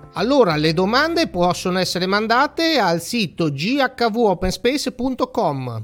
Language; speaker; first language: Italian; native; Italian